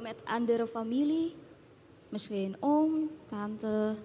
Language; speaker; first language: Dutch; non-native, learner; Indonesian